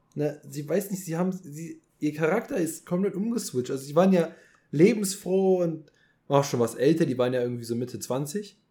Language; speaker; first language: German; early bilingual, other home language; Polish